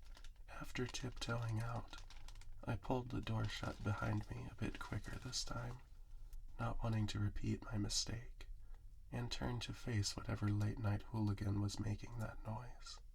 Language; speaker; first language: English; native; English